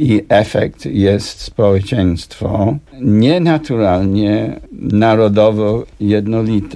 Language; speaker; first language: Polish; non-native, fluent; English